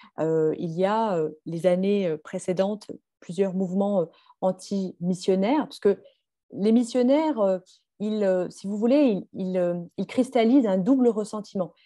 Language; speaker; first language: French; native; French